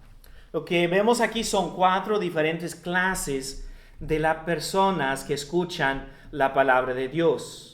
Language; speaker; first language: Spanish; non-native, fluent; English